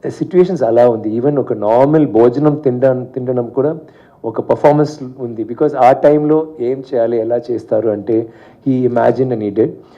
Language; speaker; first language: Telugu; non-native, learner; Tamil